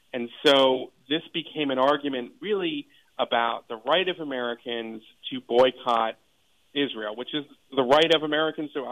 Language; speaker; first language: English; native; English